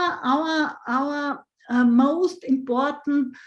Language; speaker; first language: English; non-native, fluent; German